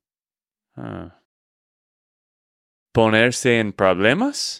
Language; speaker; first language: Spanish; non-native, fluent; English